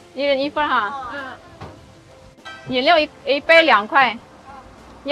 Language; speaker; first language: Chinese; non-native, fluent; Indonesian